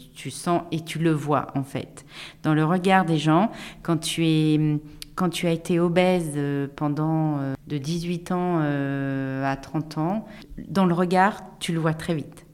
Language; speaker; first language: French; native; French